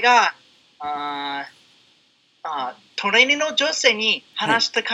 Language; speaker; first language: Japanese; non-native, learner; English